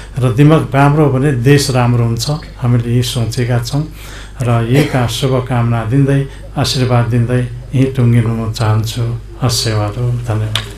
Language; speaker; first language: Nepali; non-native, local second language; Limbu